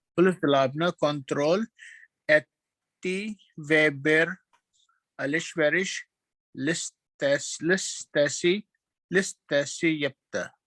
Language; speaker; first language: Turkish; non-native, learner; Urdu